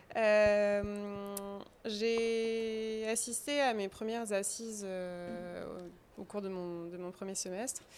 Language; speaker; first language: French; native; French